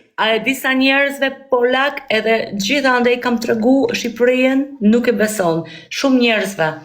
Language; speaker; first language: Albanian; early bilingual, heritage; Albanian